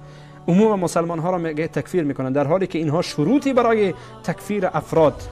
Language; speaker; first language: Persian; native; Persian